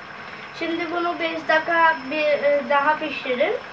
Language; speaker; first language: Turkish; non-native, learner; Urdu